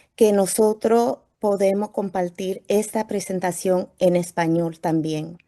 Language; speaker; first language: Spanish; early bilingual, heritage; Spanish